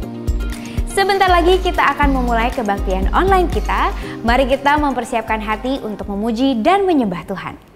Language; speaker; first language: Indonesian; native; Indonesian